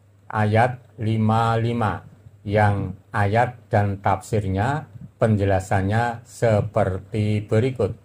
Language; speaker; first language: Indonesian; native; Indonesian